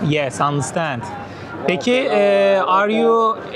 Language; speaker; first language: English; non-native, learner; Turkish